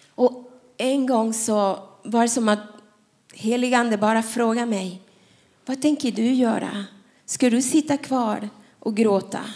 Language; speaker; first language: Swedish; non-native, fluent; Spanish